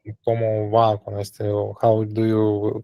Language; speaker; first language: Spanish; non-native, learner; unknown